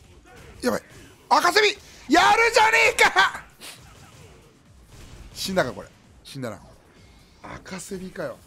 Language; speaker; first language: Japanese; native; Japanese